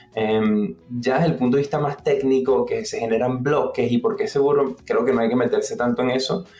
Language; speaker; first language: Spanish; native; Spanish